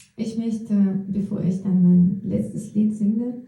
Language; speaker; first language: German; non-native, fluent; Russian